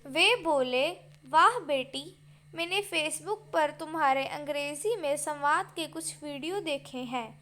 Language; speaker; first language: Hindi; non-native, local second language; Punjabi